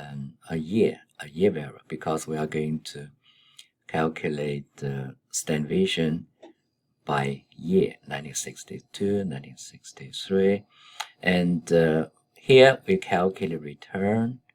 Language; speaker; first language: English; non-native, fluent; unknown